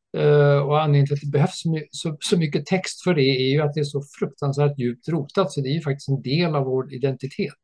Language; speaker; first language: Swedish; early bilingual, other home language; English